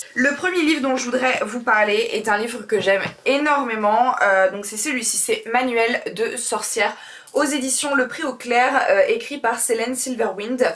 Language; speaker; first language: French; native; French